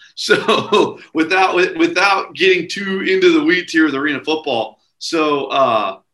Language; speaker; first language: English; native; English